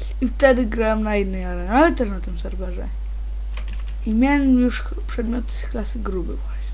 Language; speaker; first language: Polish; native; Polish